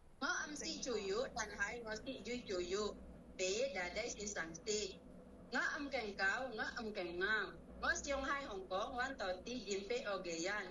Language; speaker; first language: Cantonese; non-native, learner; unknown